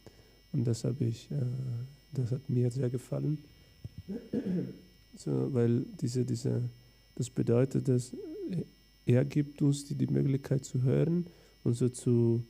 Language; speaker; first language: German; non-native, fluent; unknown